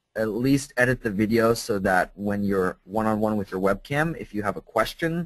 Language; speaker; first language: English; native; English